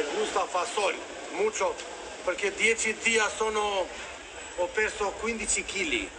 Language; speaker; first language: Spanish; non-native, learner; Albanian